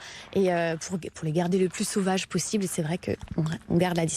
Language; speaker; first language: French; native; French